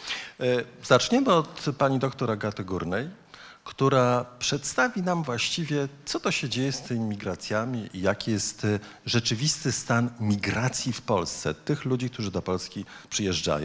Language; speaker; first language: Polish; native; Polish